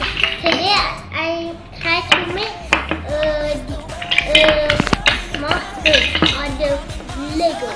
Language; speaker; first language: English; non-native, learner; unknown